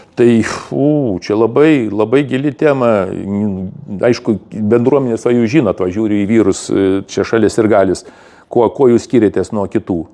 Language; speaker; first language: Lithuanian; native; Lithuanian